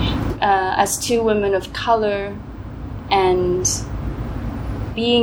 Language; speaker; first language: English; native; English